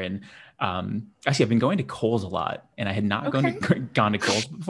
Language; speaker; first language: English; native; English